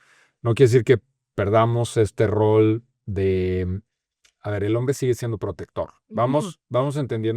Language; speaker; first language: Spanish; native; Spanish